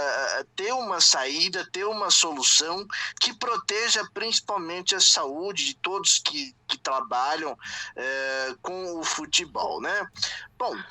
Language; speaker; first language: Portuguese; native; Portuguese